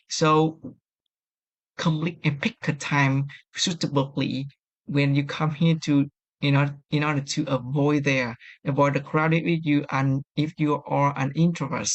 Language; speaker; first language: English; non-native, learner; Vietnamese